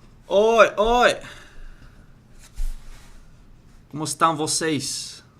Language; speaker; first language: Portuguese; non-native, learner; English